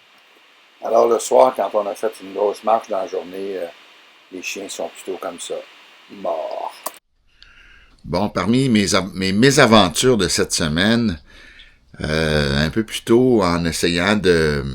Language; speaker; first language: French; native; French